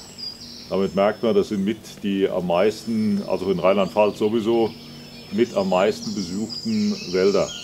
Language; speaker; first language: German; native; German